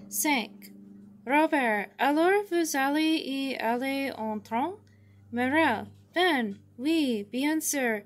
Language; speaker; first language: French; non-native, learner; English